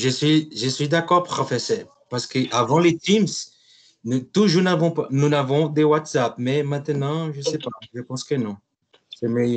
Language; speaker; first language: French; non-native, learner; Portuguese